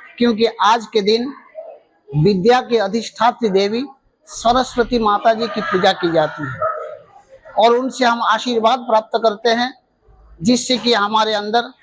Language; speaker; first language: Hindi; non-native, local second language; Bangla